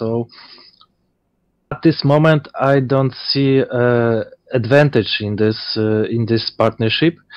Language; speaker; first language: English; non-native, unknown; Polish